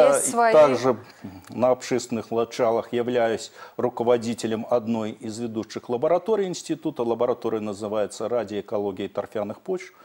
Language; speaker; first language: Russian; native; Russian